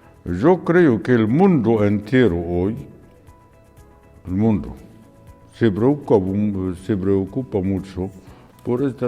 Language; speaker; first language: Spanish; non-native, fluent; Arabic